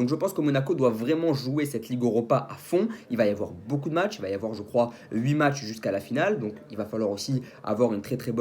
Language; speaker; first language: French; native; French